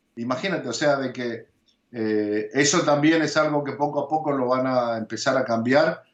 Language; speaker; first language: Spanish; early bilingual, heritage; Spanish